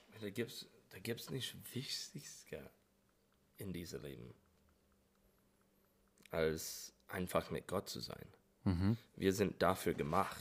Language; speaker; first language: German; non-native, learner; English